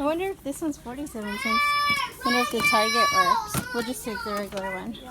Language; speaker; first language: English; native; English